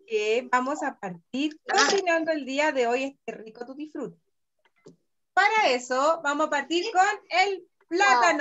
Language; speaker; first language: Spanish; native; Spanish